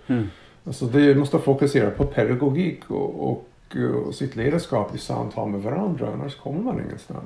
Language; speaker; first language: Swedish; non-native, fluent; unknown